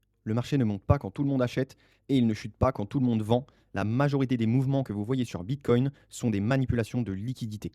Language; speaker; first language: French; native; French